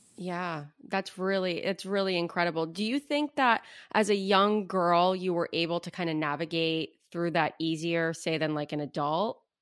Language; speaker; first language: English; native; English